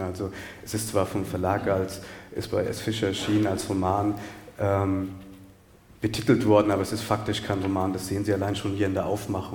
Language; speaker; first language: German; early bilingual, other home language; Tamil